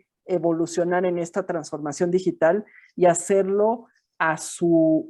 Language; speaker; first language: Spanish; native; Spanish